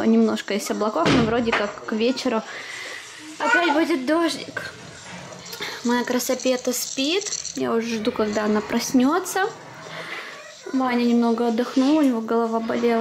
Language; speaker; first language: Russian; native; Russian